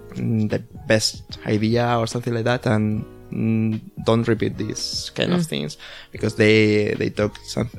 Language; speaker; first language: English; non-native, learner; Spanish